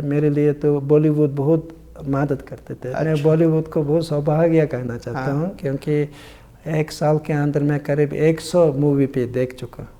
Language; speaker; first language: Hindi; non-native, learner; Mongolian